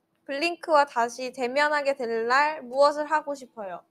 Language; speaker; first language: Korean; native; Korean